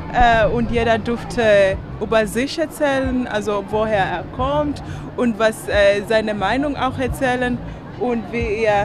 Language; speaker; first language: German; non-native, fluent; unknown